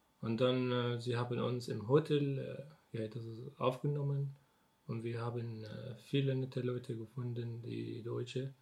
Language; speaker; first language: German; non-native, learner; Arabic